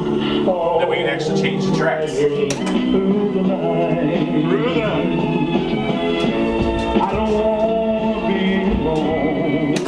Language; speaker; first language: English; native; English